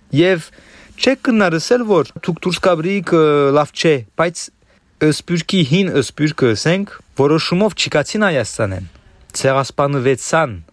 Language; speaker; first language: Armenian; early bilingual, heritage; Armenian